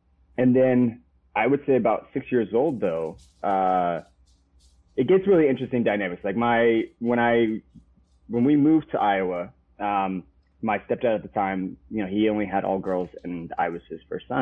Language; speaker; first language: English; native; English